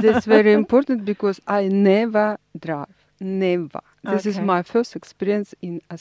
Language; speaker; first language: English; non-native, learner; Russian